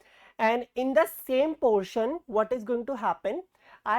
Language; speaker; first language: English; non-native, local second language; Hindi